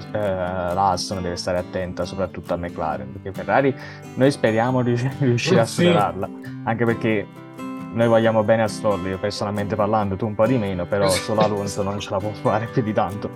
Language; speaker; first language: Italian; native; Italian